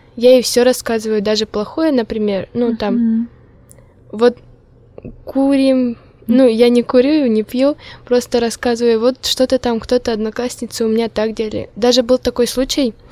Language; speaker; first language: Russian; non-native, local second language; Udmurt